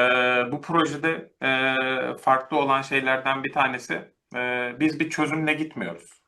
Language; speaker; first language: Turkish; native; Turkish